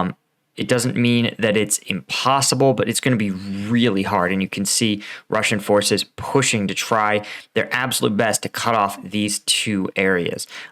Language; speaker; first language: English; native; English